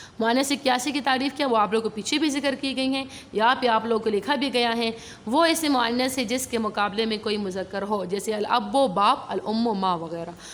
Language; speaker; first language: Urdu; non-native, local second language; Pashto